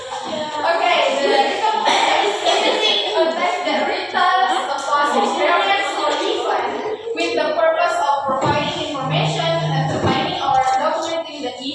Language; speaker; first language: English; non-native, learner; Indonesian